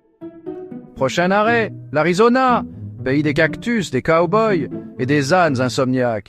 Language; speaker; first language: French; native; French